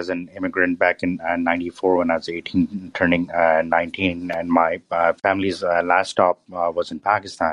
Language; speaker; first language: English; non-native, local second language; Urdu